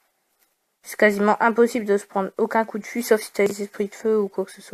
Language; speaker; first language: French; native; French